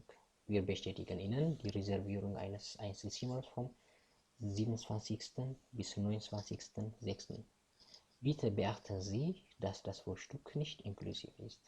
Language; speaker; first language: German; non-native, fluent; Tigrinya